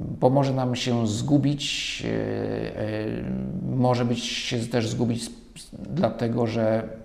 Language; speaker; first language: Polish; native; Polish